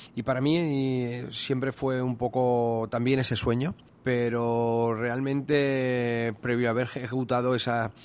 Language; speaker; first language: Spanish; native; Spanish